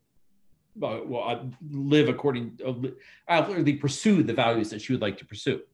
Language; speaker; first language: English; native; English